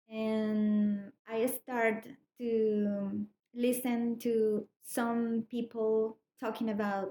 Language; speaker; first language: English; non-native, learner; Spanish